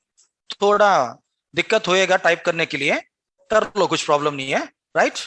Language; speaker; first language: Hindi; non-native, local second language; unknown